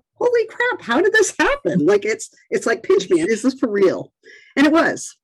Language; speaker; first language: English; native; English